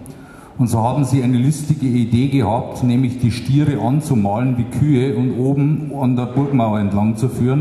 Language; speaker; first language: German; native; German